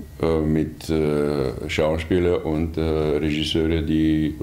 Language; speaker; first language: German; non-native, fluent; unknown